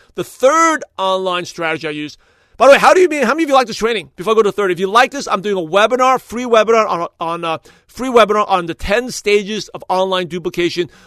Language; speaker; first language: English; native; English